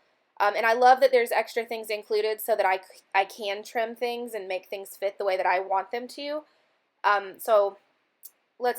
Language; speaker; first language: English; native; English